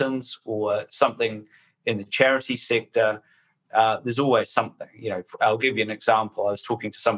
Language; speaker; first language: English; native; English